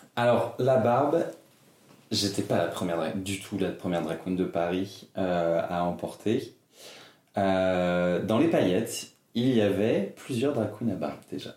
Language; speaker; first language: French; native; French